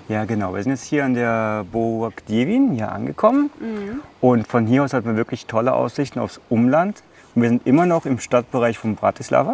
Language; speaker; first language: German; native; German